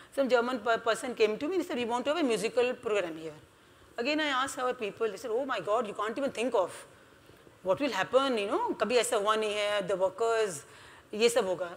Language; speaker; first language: English; non-native, local second language; Hindi